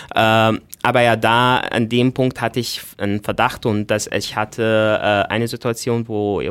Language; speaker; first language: German; non-native, fluent; Arabic